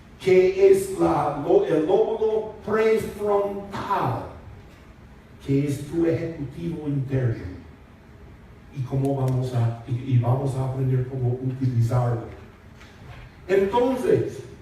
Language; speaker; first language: Spanish; non-native, fluent; English